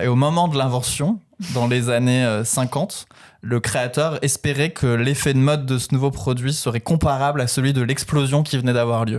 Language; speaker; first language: French; native; French